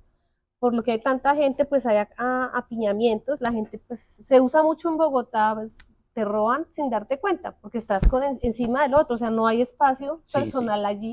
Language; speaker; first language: Spanish; native; Spanish